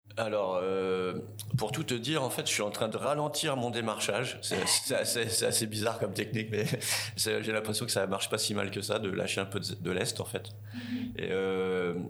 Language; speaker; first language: French; native; French